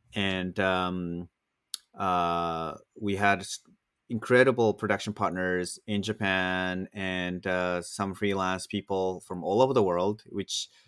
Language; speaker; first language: English; non-native, fluent; Japanese